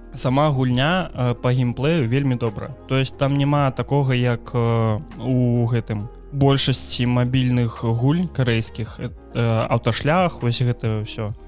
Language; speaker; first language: Belarusian; native; Belarusian